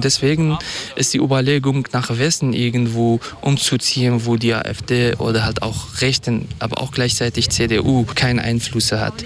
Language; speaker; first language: German; non-native, fluent; Kurdish